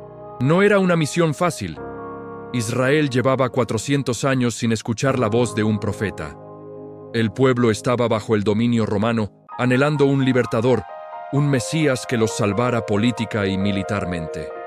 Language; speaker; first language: Spanish; native; Spanish